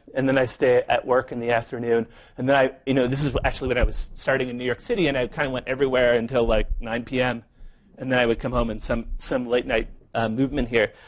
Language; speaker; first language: English; native; English